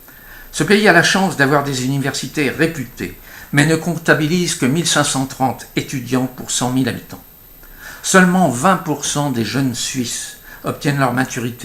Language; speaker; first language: French; native; French